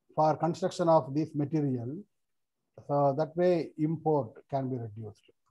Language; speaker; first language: English; non-native, local second language; Tamil